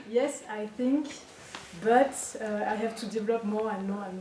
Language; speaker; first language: English; non-native, fluent; French